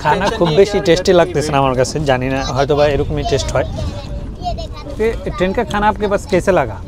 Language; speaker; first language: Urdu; non-native, learner; Bangla